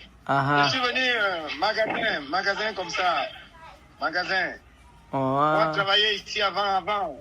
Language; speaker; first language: French; non-native, learner; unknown